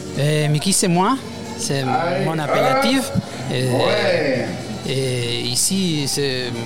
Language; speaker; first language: French; non-native, learner; Spanish